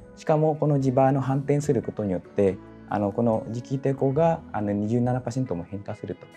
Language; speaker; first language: Japanese; non-native, fluent; Vietnamese